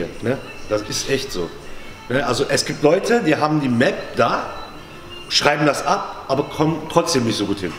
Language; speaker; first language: German; native; German